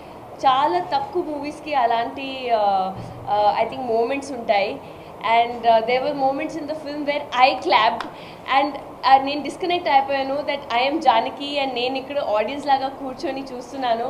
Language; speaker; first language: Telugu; non-native, local second language; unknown